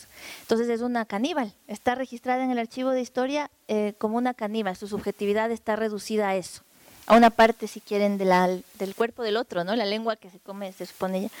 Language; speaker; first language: Spanish; native; Spanish